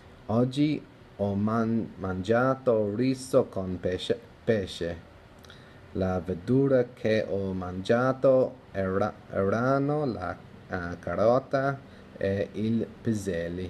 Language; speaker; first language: Italian; non-native, learner; English